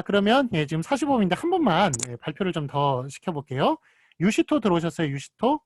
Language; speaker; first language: Korean; native; Korean